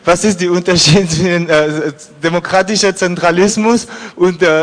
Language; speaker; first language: German; non-native, learner; French